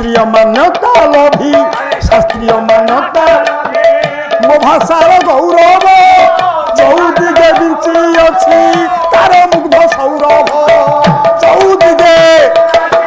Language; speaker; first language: Odia; native; Odia